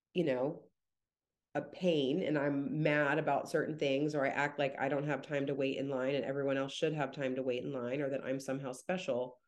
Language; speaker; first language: English; native; English